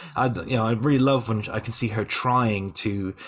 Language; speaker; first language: English; native; English